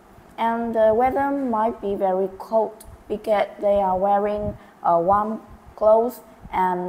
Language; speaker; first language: English; non-native, learner; Vietnamese